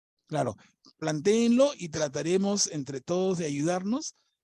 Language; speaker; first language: Spanish; native; Spanish